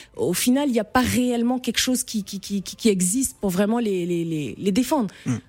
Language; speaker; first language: French; non-native, local second language; Arabic